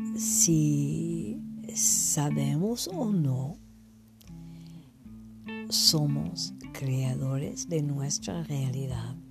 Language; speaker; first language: Spanish; non-native, fluent; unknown